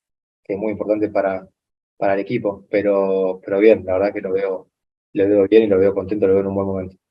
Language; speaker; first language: Spanish; native; Spanish